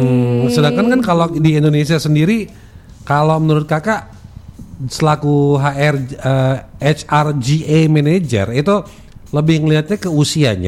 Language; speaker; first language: Indonesian; native; Indonesian